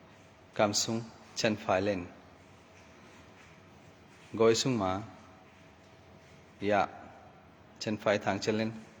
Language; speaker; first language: Vietnamese; non-native, learner; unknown